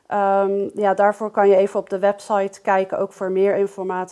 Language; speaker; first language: Dutch; native; Dutch